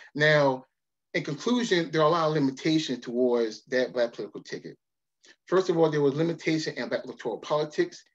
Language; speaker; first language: English; native; English